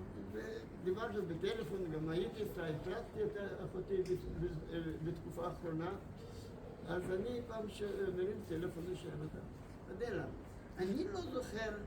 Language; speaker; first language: Hebrew; non-native, fluent; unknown